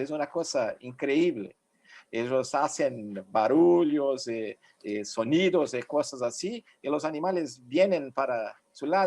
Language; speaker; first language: Spanish; non-native, fluent; Portuguese